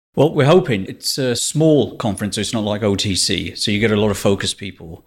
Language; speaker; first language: English; native; English